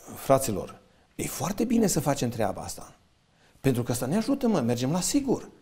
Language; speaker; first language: Romanian; native; Romanian